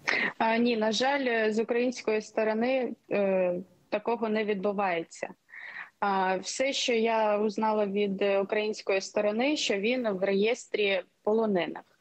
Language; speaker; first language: Ukrainian; non-native, local second language; Russian